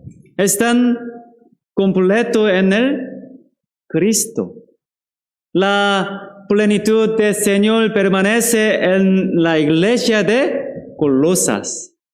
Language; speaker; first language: Spanish; non-native, fluent; Korean